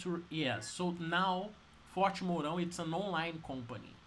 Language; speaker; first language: English; non-native, fluent; Portuguese